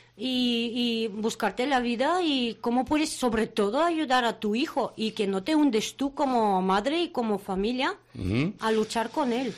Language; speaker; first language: Spanish; non-native, fluent; Bulgarian